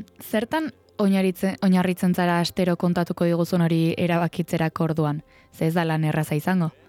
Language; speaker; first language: Basque; native; Basque